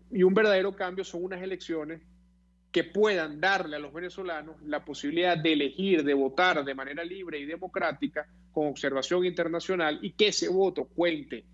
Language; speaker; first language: Spanish; native; Spanish